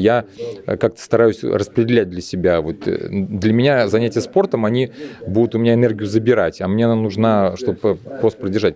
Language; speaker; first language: Russian; native; Russian